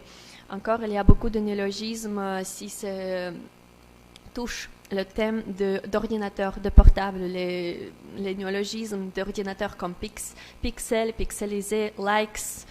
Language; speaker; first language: French; non-native, learner; Russian